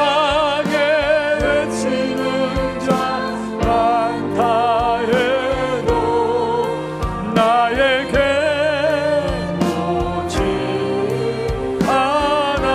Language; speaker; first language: Korean; native; Korean